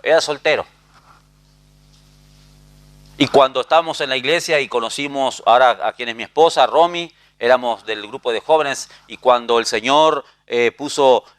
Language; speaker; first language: Spanish; native; Spanish